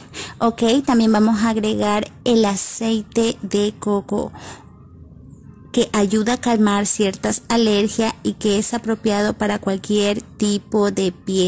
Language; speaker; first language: Spanish; native; Spanish